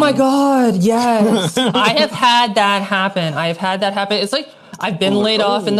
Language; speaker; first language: English; native; English